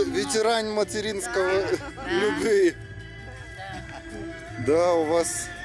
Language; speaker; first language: Russian; native; Russian